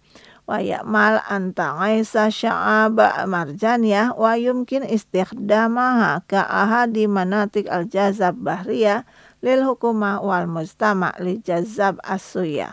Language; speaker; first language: Arabic; non-native, fluent; Indonesian